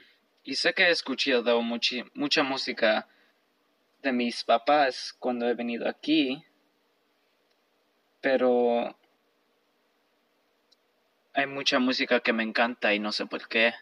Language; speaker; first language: Spanish; early bilingual, heritage; Spanish